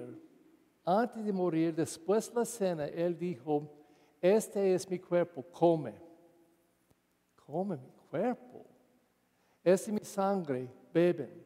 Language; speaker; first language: Spanish; non-native, fluent; English